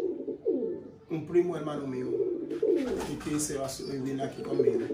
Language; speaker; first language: Spanish; non-native, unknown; Haitian Creole